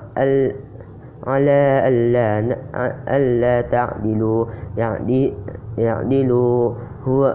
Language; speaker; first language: Arabic; non-native, learner; Indonesian